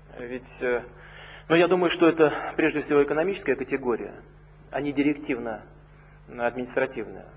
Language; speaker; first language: Russian; native; Russian